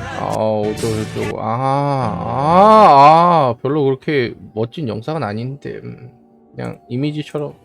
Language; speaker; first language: Korean; native; Korean